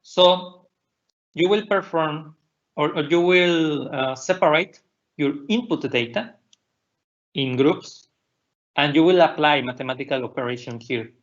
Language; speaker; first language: English; non-native, fluent; Spanish